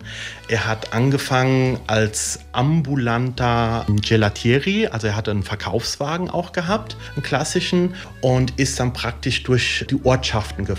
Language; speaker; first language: German; early bilingual, other home language; Italian